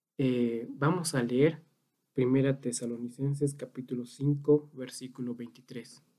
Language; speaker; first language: Spanish; native; Spanish